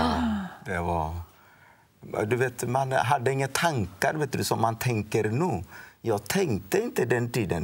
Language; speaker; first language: Swedish; non-native, fluent; Odia